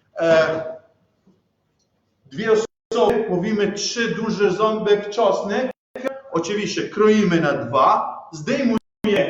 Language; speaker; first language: Polish; non-native, learner; Italian